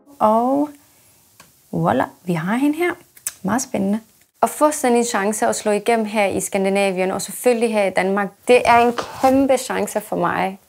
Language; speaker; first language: Danish; non-native, fluent; Kurdish